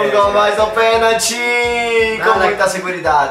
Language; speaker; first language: Portuguese; non-native, learner; Spanish